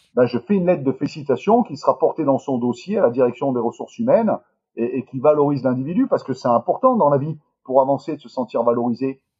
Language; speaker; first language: French; native; French